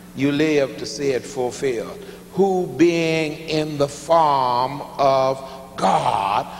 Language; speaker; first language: English; native; English